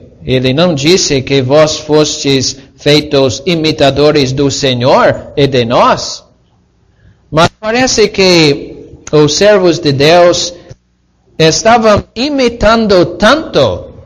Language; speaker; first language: Portuguese; non-native, fluent; English